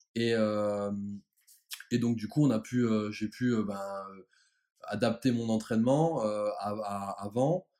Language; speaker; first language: French; native; French